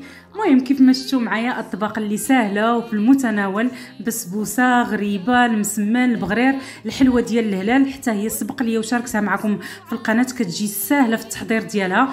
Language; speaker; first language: Arabic; native; Arabic